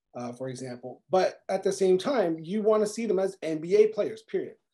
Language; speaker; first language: English; native; English